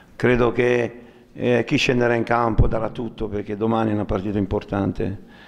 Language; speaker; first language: Italian; native; Italian